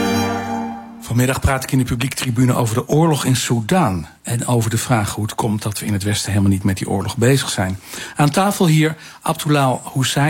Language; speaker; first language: Dutch; native; Dutch